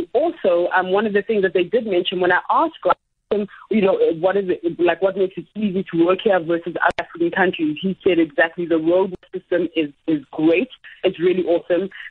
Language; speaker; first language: English; non-native, local second language; Ganda